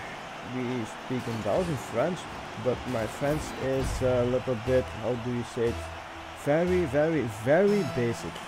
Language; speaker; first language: English; non-native, learner; Dutch